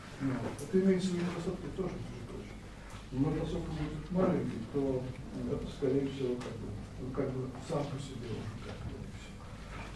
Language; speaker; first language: Russian; native; Russian